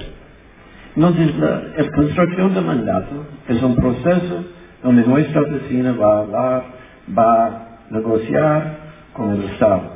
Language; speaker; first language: Spanish; non-native, fluent; English